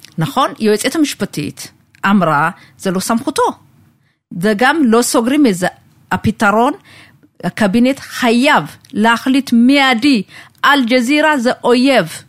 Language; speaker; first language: Hebrew; non-native, fluent; Amharic